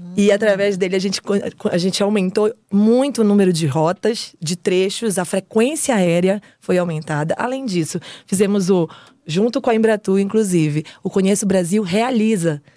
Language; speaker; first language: Portuguese; native; Portuguese